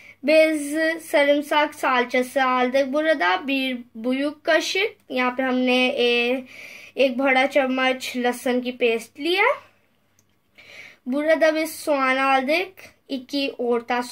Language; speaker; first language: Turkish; non-native, learner; Urdu